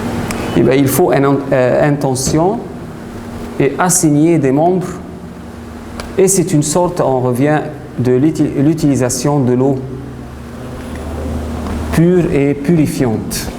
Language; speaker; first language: French; non-native, fluent; Arabic